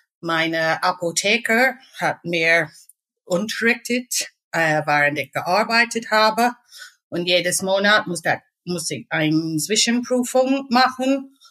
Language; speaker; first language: German; non-native, fluent; English